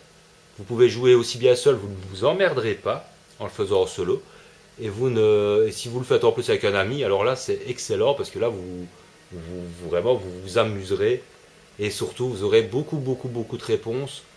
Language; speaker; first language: French; native; French